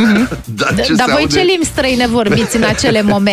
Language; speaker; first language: Romanian; native; Romanian